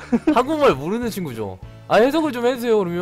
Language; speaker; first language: Korean; native; Korean